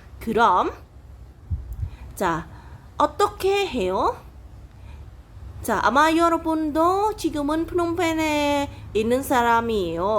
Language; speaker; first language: Korean; non-native, fluent; Khmer